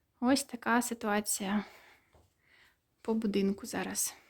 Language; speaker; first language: Ukrainian; native; Ukrainian